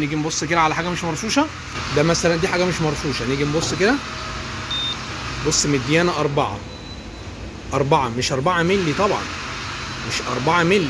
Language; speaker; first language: Arabic; native; Arabic